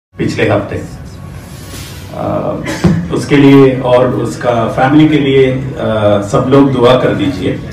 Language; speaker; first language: Hindi; non-native, fluent; Bangla